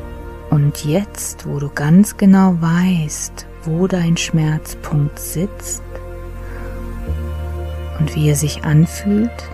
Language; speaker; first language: German; native; German